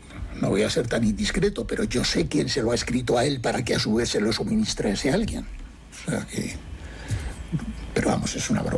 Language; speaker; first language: Spanish; native; Spanish